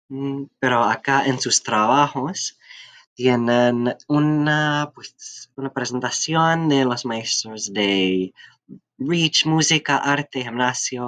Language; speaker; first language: Spanish; non-native, fluent; English